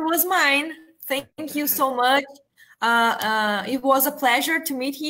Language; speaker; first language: English; non-native, learner; Portuguese